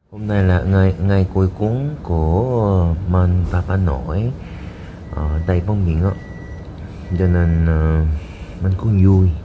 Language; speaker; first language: Vietnamese; non-native, learner; Korean